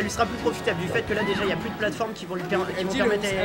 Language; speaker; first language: French; native; French